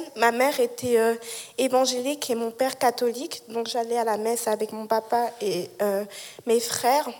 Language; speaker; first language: French; native; French